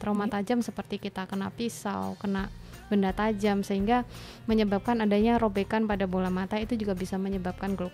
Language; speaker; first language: Indonesian; native; Indonesian